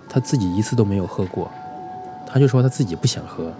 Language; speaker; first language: Chinese; native; Chinese